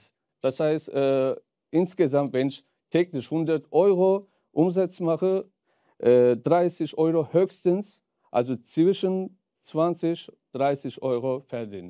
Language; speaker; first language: German; non-native, fluent; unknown